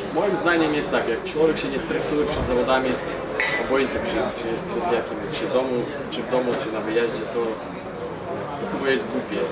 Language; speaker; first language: Polish; non-native, fluent; Russian